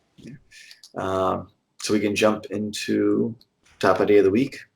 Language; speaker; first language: English; native; English